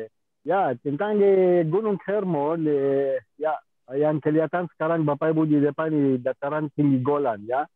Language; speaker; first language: Indonesian; non-native, fluent; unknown